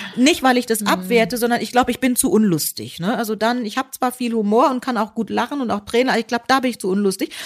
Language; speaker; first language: German; native; German